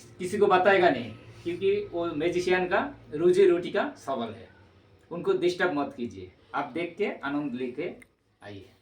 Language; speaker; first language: Hindi; non-native, local second language; Bangla